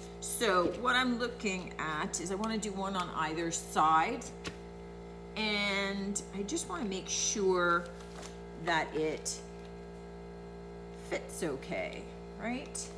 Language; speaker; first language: English; native; English